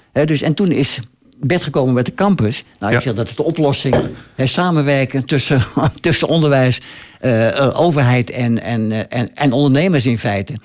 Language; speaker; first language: Dutch; native; Dutch